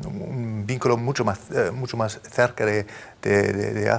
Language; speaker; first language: Spanish; non-native, fluent; German